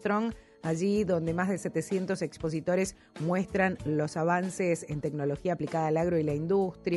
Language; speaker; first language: Spanish; native; Spanish